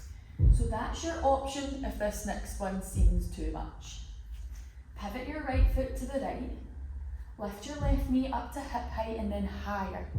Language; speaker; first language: English; native; English